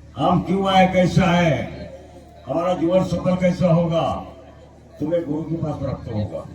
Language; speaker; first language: Hindi; non-native, local second language; Marathi